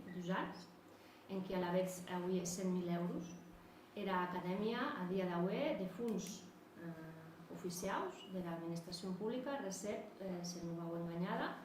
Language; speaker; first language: Catalan; non-native, local second language; Occitan